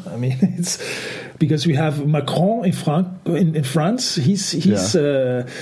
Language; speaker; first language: English; non-native, fluent; Danish